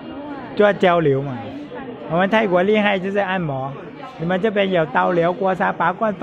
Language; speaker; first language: Chinese; non-native, fluent; Thai